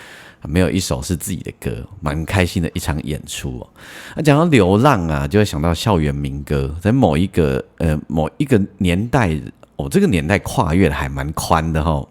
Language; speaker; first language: Chinese; native; Chinese